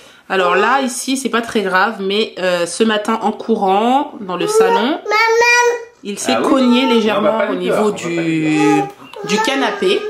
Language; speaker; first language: French; native; French